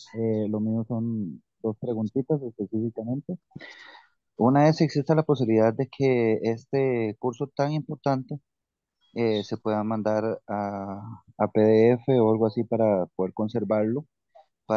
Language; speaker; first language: Spanish; native; Spanish